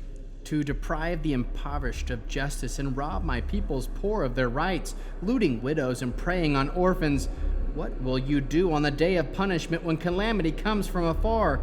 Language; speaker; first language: English; native; English